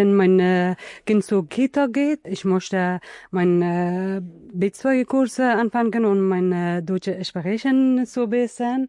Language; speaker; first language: German; non-native, learner; Persian